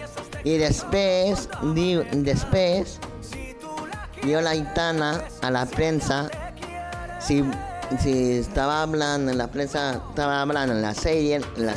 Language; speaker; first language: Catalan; non-native, local second language; Spanish